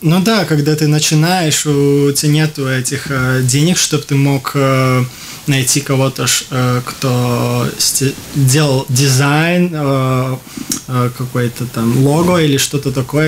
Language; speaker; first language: Russian; non-native, local second language; Latvian